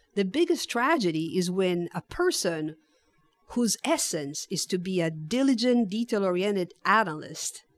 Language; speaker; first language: English; non-native, fluent; Italian